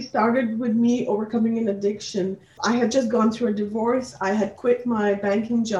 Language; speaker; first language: English; non-native, local second language; Punjabi